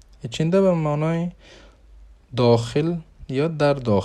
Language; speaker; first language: Persian; non-native, fluent; Urdu